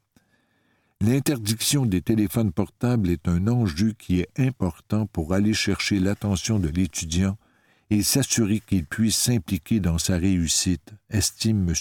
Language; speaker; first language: French; native; French